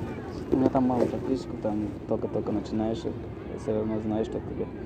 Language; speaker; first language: Russian; non-native, local second language; Tajik